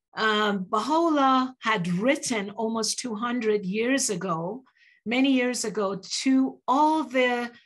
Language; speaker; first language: English; early bilingual, other home language; Persian